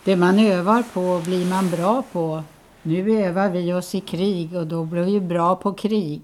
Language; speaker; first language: Swedish; native; Swedish